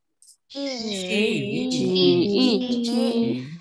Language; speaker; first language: Chinese; non-native, learner; Indonesian